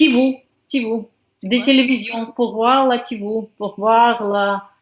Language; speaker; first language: French; non-native, learner; Russian